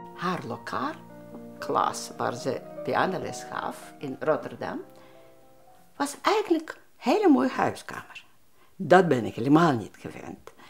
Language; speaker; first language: Dutch; non-native, fluent; Russian